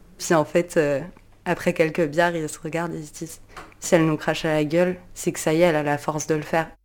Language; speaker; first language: French; native; French